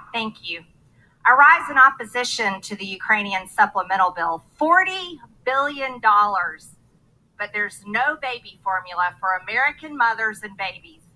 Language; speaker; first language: English; native; English